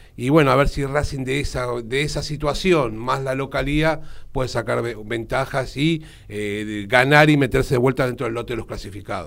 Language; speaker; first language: Spanish; native; Spanish